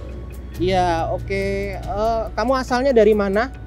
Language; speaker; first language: Indonesian; native; Indonesian